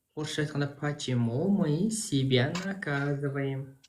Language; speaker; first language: Russian; non-native, local second language; Kazakh